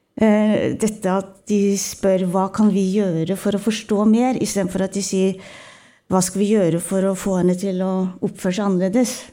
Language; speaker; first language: Norwegian; early bilingual, other home language; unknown